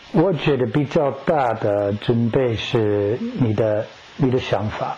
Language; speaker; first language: Chinese; non-native, learner; English